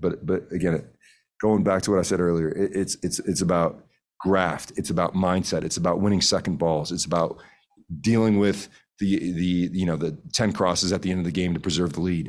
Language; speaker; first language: English; early bilingual, other home language; Spanish